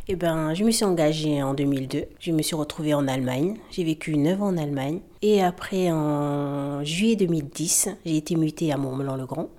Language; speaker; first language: French; native; French